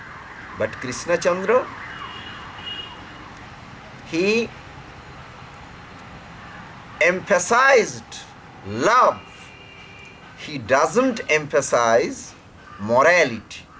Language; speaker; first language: English; non-native, local second language; Bangla